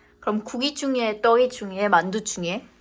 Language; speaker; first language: Korean; non-native, fluent; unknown